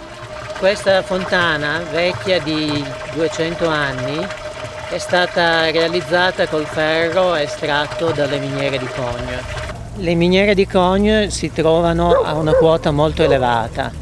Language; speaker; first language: Italian; native; Italian